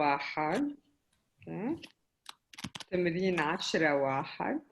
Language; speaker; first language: Arabic; native; Arabic